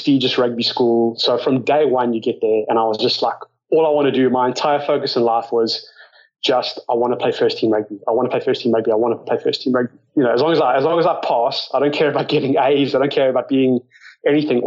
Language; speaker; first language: English; native; English